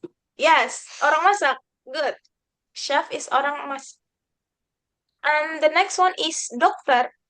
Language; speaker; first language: English; non-native, fluent; Indonesian